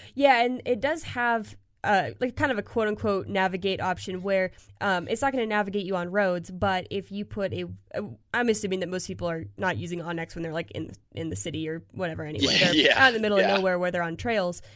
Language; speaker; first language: English; native; English